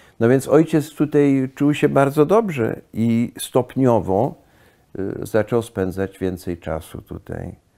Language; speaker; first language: Polish; early bilingual, heritage; Polish